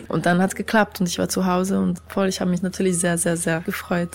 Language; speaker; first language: German; native; German